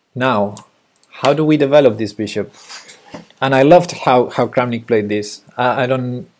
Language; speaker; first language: English; non-native, fluent; Spanish